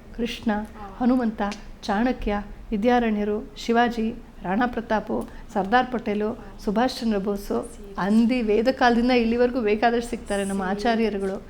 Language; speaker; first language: Kannada; native; Kannada